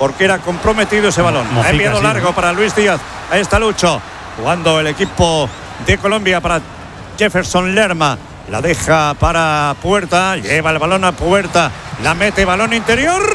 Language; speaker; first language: Spanish; native; Spanish